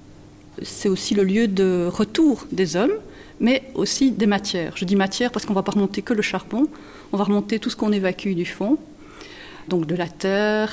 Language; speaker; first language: French; native; French